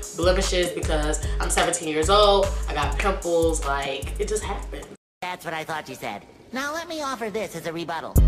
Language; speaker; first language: English; native; English